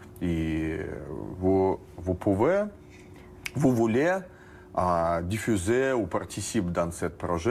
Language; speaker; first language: French; non-native, learner; Russian